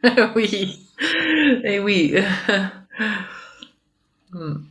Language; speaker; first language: French; non-native, fluent; English